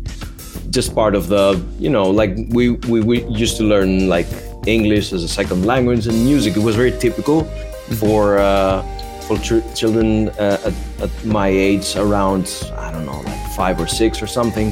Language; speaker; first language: English; non-native, fluent; Greek